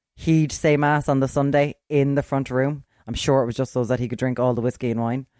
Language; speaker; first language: English; native; English